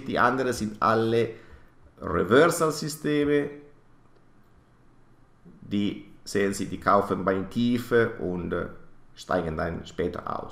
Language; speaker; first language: German; non-native, fluent; Italian